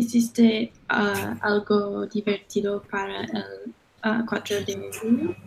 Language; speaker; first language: Spanish; non-native, learner; English